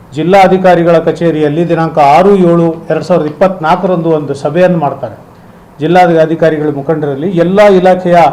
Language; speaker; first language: Kannada; non-native, local second language; Lambadi